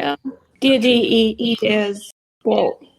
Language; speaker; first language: Danish; non-native, learner; English